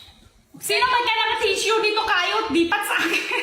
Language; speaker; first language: Filipino; non-native, learner; Chinese